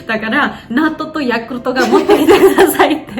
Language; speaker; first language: Japanese; non-native, fluent; Georgian